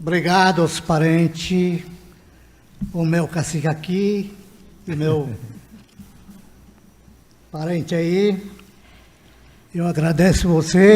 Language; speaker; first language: Portuguese; non-native, local second language; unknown